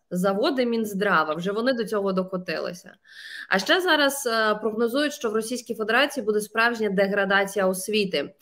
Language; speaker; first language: Ukrainian; native; Ukrainian